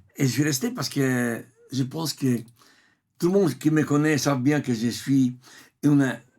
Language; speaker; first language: French; non-native, fluent; Italian